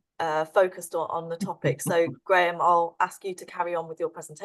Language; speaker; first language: English; native; English